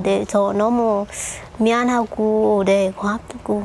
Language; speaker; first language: Korean; non-native, local second language; Lao